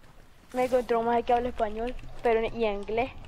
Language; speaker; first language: Spanish; native; Spanish